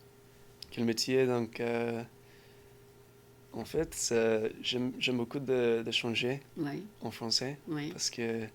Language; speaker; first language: French; non-native, learner; English